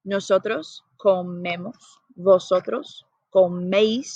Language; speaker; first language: Spanish; non-native, fluent; English